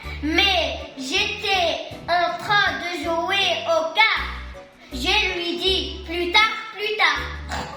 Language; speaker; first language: French; non-native, learner; Arabic